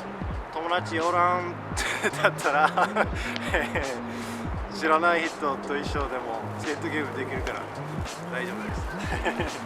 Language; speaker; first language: Japanese; non-native, fluent; English